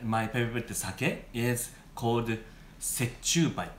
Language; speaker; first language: English; non-native, learner; Japanese